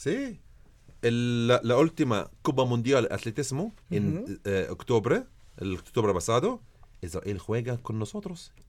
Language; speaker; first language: Spanish; non-native, learner; Arabic